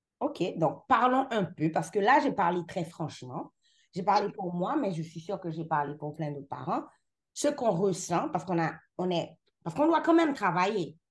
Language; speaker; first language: French; non-native, local second language; Haitian Creole